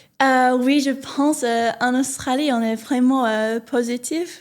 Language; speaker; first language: French; non-native, learner; English